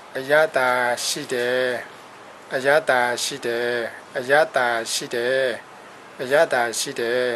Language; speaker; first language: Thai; non-native, fluent; Burmese